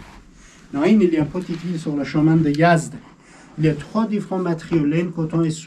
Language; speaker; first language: French; non-native, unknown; Persian